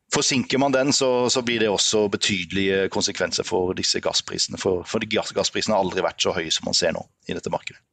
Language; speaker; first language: Norwegian; native; Norwegian